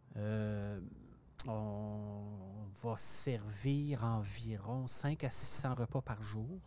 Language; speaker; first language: French; native; French